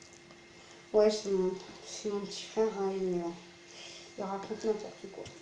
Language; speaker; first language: French; native; French